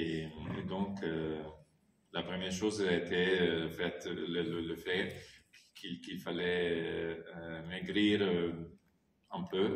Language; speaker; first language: French; non-native, fluent; Italian